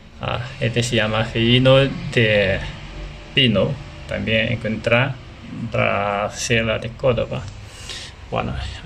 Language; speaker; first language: Spanish; non-native, learner; Chinese